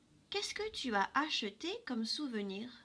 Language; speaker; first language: French; non-native, fluent; English